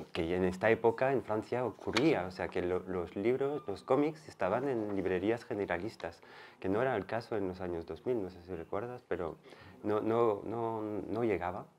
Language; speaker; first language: Spanish; non-native, fluent; French